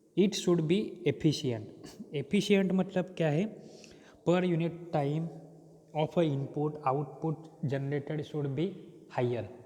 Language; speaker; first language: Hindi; non-native, local second language; Marathi